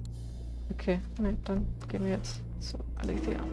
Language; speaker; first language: German; native; German